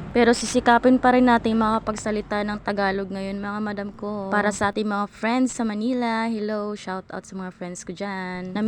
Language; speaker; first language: Filipino; non-native, local second language; Cebuano